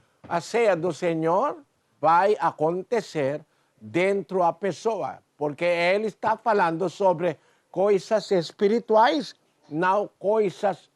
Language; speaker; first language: Portuguese; non-native, learner; Filipino